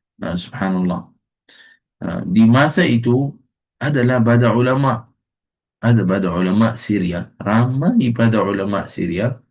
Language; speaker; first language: Malay; non-native, fluent; Arabic